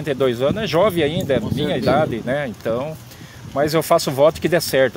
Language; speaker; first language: Portuguese; native; Portuguese